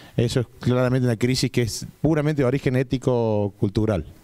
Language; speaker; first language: Spanish; native; Spanish